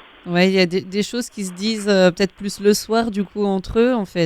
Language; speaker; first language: French; native; French